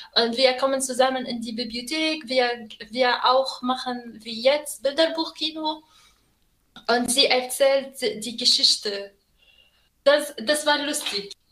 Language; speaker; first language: German; non-native, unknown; Arabic